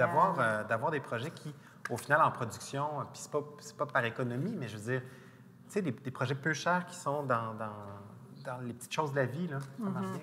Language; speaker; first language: French; native; French